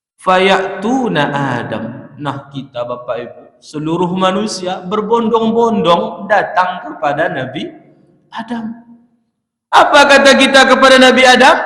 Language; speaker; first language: Malay; native; Malay